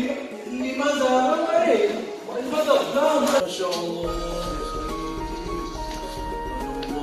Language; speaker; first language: Arabic; non-native, learner; Indonesian